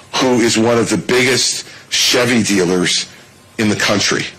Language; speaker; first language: English; native; English